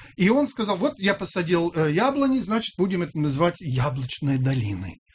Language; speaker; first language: Russian; non-native, fluent; English